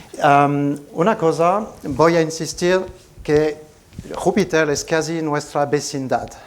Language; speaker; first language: Spanish; non-native, fluent; French